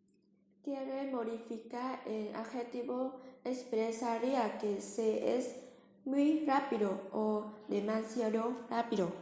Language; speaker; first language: Spanish; non-native, learner; Vietnamese